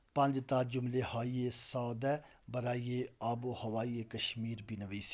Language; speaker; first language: Persian; non-native, fluent; Urdu